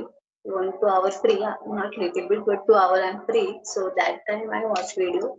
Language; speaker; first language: English; non-native, learner; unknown